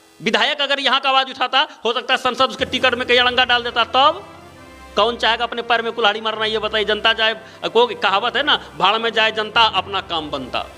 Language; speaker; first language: Hindi; native; Hindi